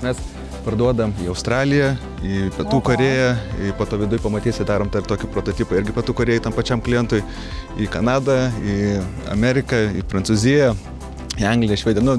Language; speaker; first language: Lithuanian; native; Lithuanian